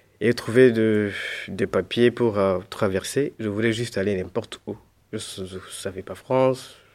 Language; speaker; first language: French; non-native, learner; Kinyarwanda